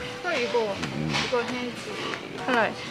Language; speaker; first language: Korean; non-native, learner; Thai